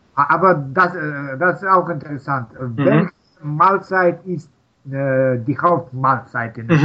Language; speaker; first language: German; non-native, learner; Russian